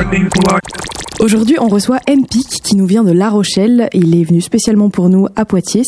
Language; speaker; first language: French; native; French